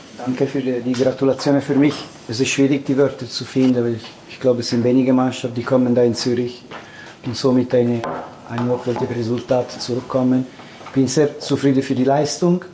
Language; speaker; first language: German; non-native, fluent; Italian